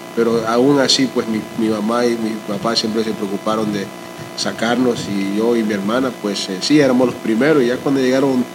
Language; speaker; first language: Spanish; early bilingual, heritage; Spanish